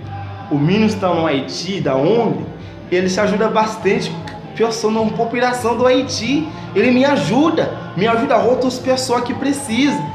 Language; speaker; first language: Portuguese; non-native, learner; Haitian Creole